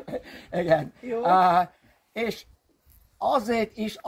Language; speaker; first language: Hungarian; non-native, learner; Vietnamese